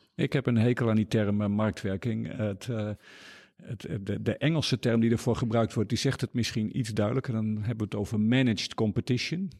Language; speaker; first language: Dutch; native; Dutch